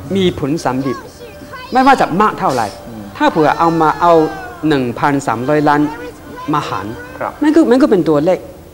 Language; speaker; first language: Thai; non-native, fluent; Chinese